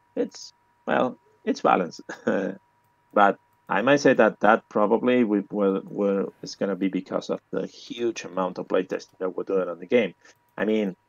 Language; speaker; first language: English; non-native, learner; Spanish